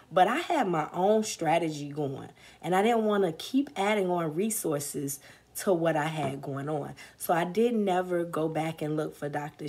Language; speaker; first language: English; native; English